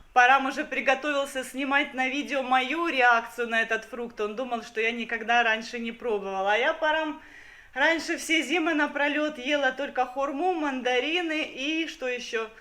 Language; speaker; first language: Russian; native; Russian